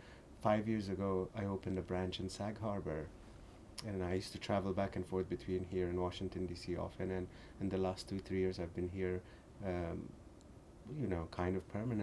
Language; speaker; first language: English; early bilingual, other home language; Persian